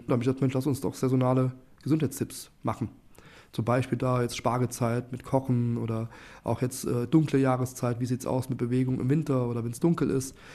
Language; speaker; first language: German; native; German